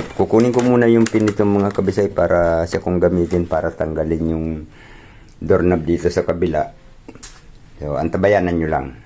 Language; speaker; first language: Filipino; non-native, local second language; Cebuano